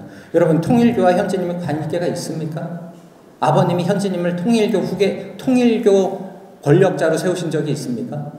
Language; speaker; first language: Korean; native; Korean